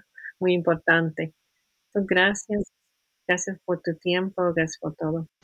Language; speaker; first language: Spanish; early bilingual, heritage; Spanish